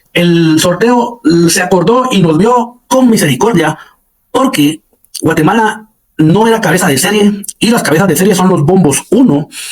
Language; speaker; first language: Spanish; native; Spanish